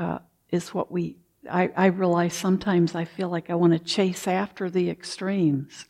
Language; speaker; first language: English; native; English